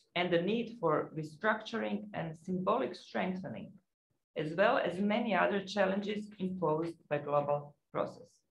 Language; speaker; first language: English; non-native, fluent; Croatian